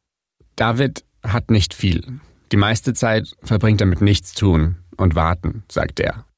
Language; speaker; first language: German; native; German